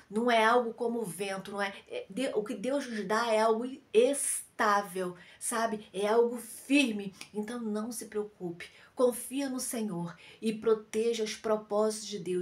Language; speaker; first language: Portuguese; native; Portuguese